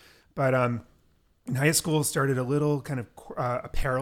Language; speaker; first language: English; native; English